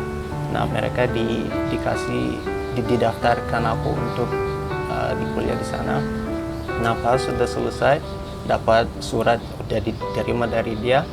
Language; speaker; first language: Indonesian; non-native, fluent; Hausa